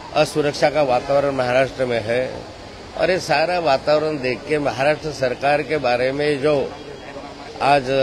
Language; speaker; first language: Hindi; non-native, local second language; Marathi